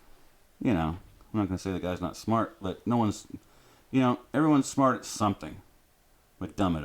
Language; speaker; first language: English; native; English